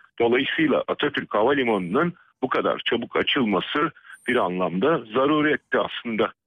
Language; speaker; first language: Turkish; native; Turkish